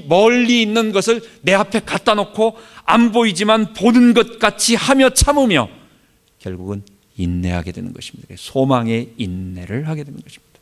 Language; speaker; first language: Korean; native; Korean